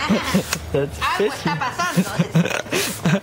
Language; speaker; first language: Spanish; early bilingual, heritage; Spanish